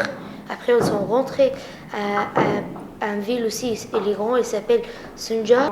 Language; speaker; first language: French; non-native, learner; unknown